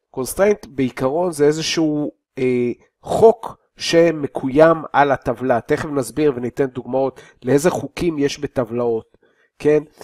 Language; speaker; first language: Hebrew; native; Hebrew